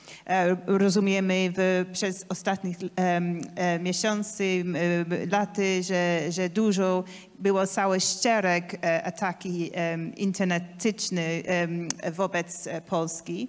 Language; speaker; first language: Polish; non-native, learner; English